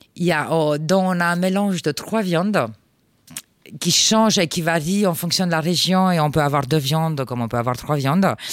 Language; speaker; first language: French; non-native, fluent; Romanian